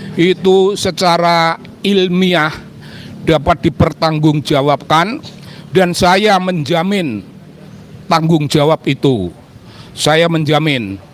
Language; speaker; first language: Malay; non-native, local second language; Javanese